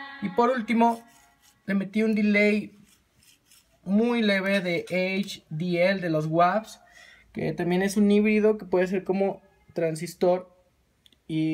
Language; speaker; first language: Spanish; native; Spanish